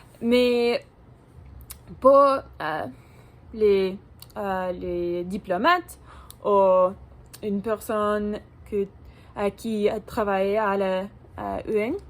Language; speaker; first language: French; non-native, learner; English